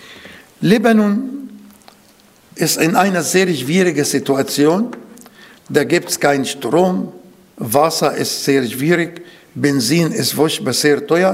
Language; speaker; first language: German; non-native, fluent; Arabic